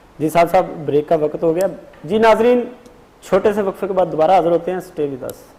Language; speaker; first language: Urdu; non-native, local second language; Punjabi